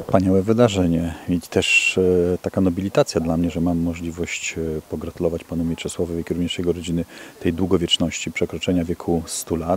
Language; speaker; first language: Polish; native; Polish